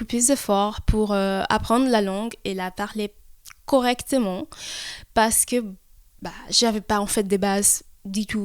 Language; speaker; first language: French; early bilingual, heritage; French